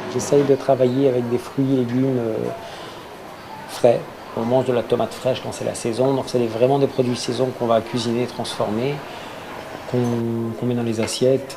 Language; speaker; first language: French; native; French